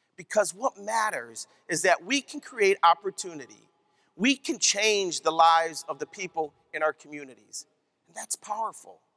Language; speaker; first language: English; native; English